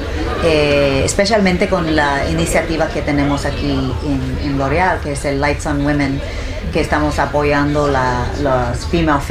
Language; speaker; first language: Spanish; non-native, learner; English